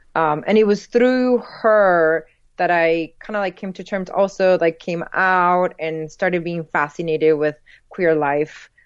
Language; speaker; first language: English; early bilingual, other home language; Spanish